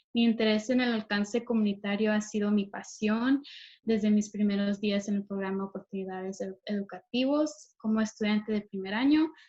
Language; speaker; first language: Spanish; early bilingual, heritage; Spanish